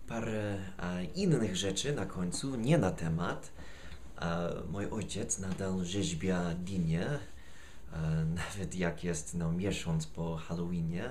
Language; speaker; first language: Polish; non-native, fluent; English